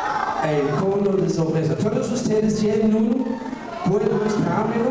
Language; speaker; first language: Spanish; non-native, fluent; German